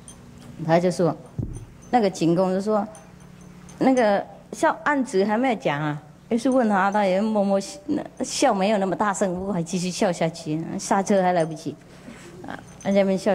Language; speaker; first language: Chinese; non-native, fluent; Vietnamese